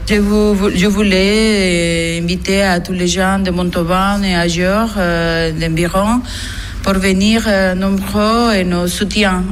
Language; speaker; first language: French; non-native, learner; Spanish